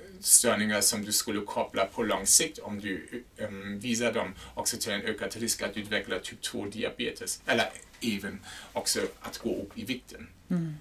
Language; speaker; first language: Swedish; non-native, fluent; German